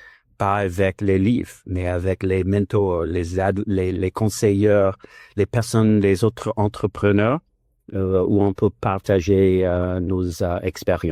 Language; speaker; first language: French; non-native, learner; English